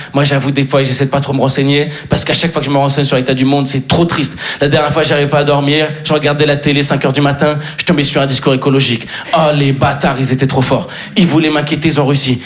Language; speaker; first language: French; native; French